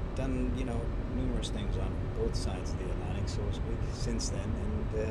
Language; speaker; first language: English; non-native, fluent; Arabic